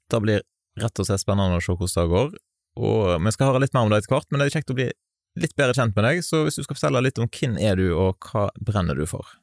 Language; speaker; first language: Norwegian; native; Norwegian